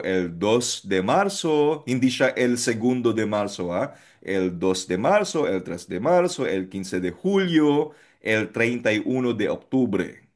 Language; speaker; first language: Spanish; non-native, fluent; Filipino